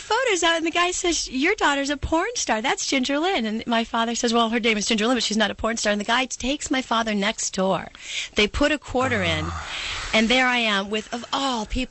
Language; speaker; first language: English; native; English